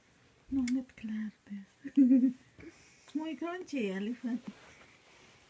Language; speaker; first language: Dutch; non-native, learner; Indonesian